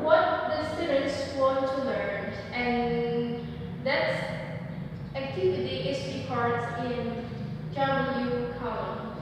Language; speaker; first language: English; non-native, learner; Indonesian